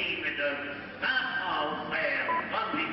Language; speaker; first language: French; native; French